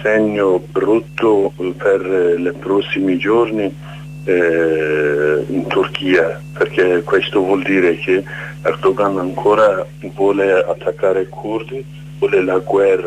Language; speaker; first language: Italian; non-native, learner; Kurdish